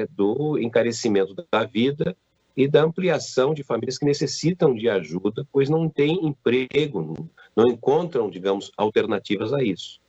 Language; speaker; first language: Portuguese; native; Portuguese